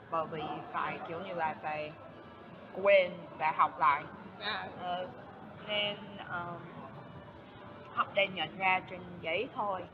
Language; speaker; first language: Vietnamese; non-native, fluent; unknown